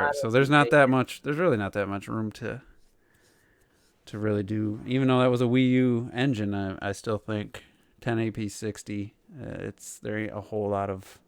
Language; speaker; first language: English; native; English